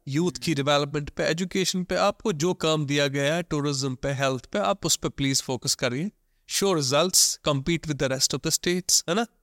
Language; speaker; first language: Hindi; non-native, local second language; Kashmiri